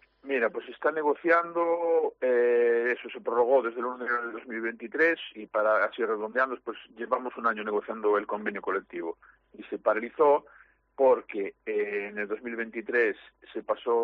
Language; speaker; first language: Spanish; native; Spanish